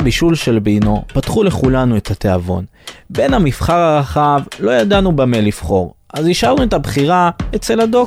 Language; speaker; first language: Hebrew; native; Hebrew